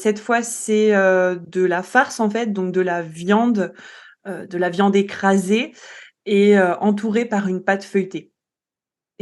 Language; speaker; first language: French; native; French